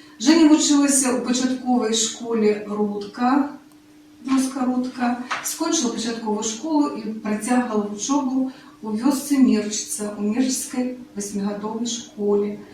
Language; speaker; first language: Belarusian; native; Belarusian